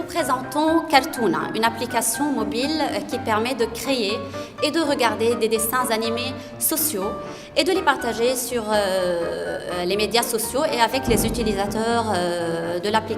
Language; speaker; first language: French; non-native, local second language; Arabic